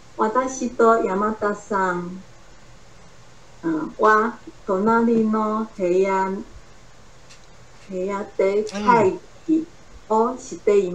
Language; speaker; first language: Japanese; non-native, learner; Chinese